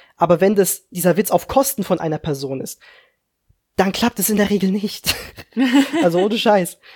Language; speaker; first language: German; early bilingual, other home language; Slovak